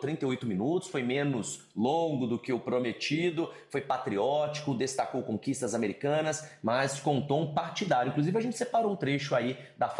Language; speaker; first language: Portuguese; native; Portuguese